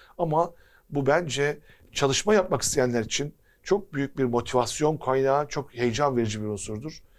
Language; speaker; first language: Turkish; native; Turkish